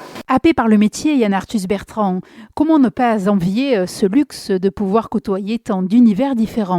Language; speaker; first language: French; native; French